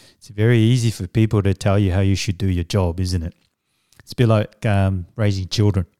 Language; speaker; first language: English; early bilingual, other home language; Samoan